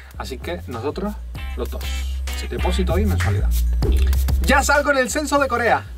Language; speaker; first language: Spanish; native; Spanish